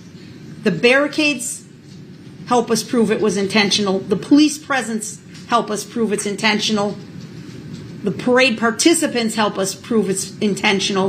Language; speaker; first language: English; native; English